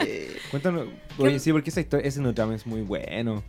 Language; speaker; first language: Spanish; non-native, local second language; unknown